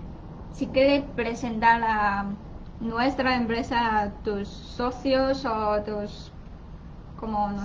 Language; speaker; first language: Spanish; non-native, learner; Chinese